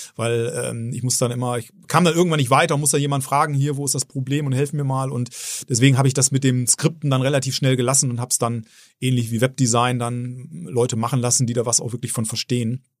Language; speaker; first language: German; native; German